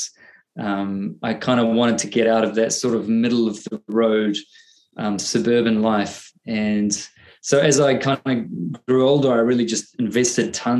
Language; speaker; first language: English; native; English